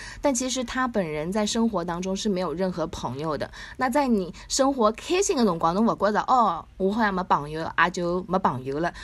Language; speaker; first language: Chinese; native; Chinese